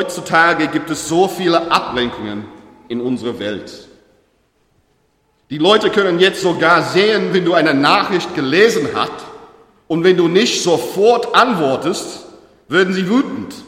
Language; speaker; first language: German; non-native, learner; English